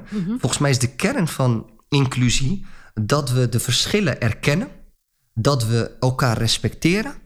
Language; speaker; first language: Dutch; early bilingual, other home language; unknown